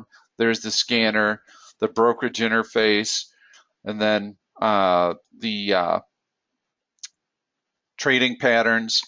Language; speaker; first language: English; native; English